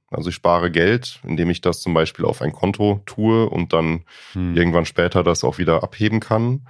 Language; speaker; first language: German; native; German